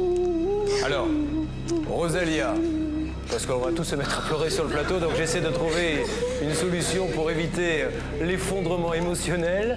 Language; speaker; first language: French; native; French